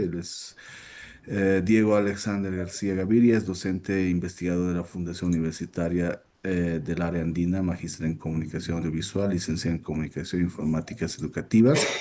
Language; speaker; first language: Spanish; native; Spanish